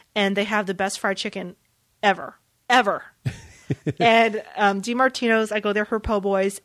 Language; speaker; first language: English; early bilingual, other home language; Vietnamese